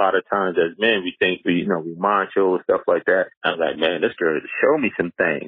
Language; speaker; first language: English; native; English